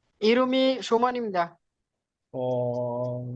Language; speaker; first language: Korean; non-native, learner; Bangla